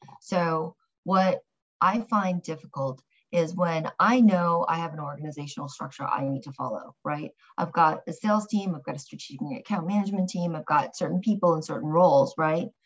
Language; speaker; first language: English; early bilingual, other home language; Korean